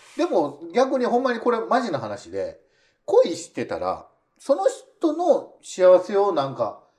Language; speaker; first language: Japanese; native; Japanese